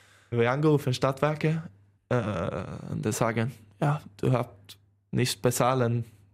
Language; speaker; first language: German; non-native, learner; Swedish